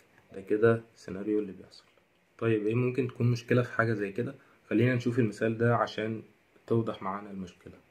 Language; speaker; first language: Arabic; native; Arabic